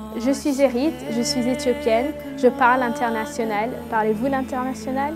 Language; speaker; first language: French; non-native, fluent; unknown